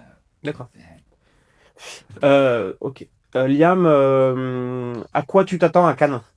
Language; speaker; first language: French; native; French